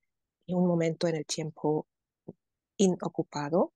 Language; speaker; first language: Spanish; non-native, fluent; German